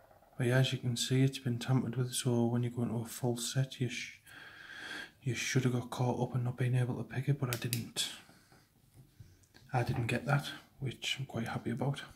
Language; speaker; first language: English; native; English